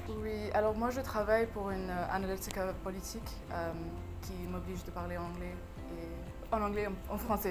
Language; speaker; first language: French; non-native, fluent; English